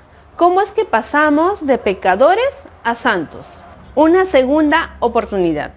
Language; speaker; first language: Spanish; native; Spanish